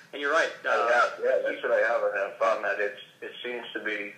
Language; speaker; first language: English; native; English